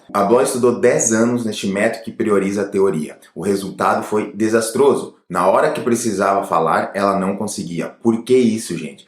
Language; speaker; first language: Portuguese; native; Portuguese